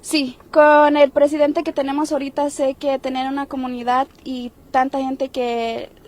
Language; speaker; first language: Spanish; early bilingual, heritage; Spanish